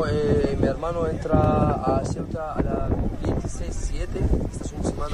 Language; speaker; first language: Spanish; non-native, learner; Arabic